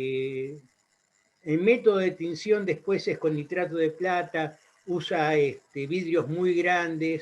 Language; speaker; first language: Spanish; native; Spanish